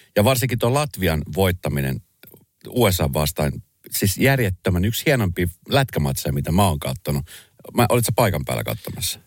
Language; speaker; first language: Finnish; early bilingual, other home language; Spanish